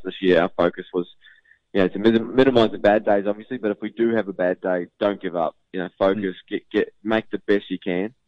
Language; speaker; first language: English; native; English